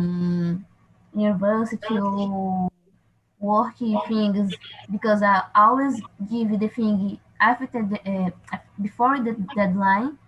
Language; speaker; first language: English; non-native, learner; Portuguese